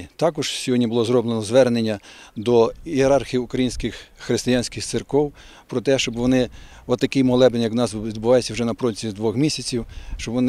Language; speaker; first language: Ukrainian; native; Ukrainian